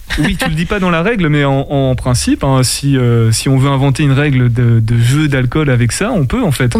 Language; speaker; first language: French; native; French